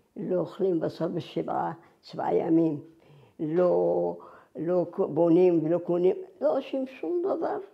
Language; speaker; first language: Hebrew; non-native, fluent; Arabic